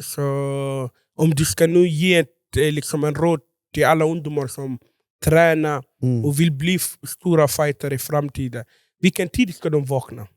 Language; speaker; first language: Swedish; non-native, fluent; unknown